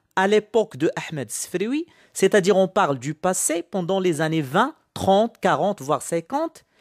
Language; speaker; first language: French; non-native, local second language; Arabic